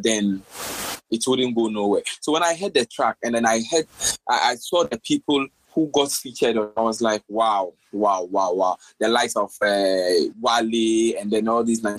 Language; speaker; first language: English; non-native, local second language; Akan